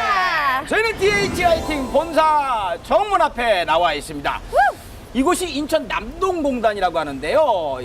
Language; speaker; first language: Korean; native; Korean